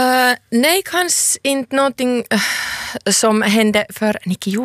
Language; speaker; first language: Swedish; non-native, local second language; Finnish